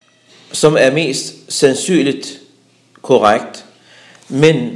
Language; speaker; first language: Danish; early bilingual, other home language; Arabic